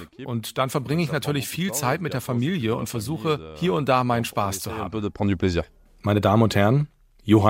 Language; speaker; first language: German; native; German